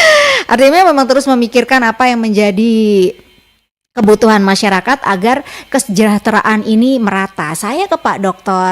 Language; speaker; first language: Indonesian; native; Indonesian